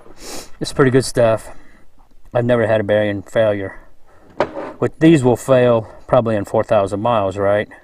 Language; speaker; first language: English; native; English